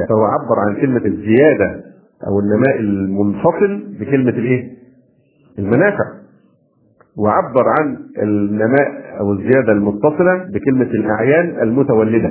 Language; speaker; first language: Arabic; native; Arabic